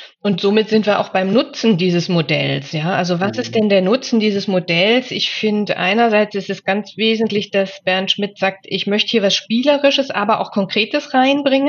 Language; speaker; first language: German; native; German